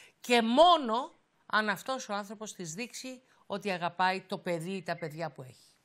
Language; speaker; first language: Greek; native; Greek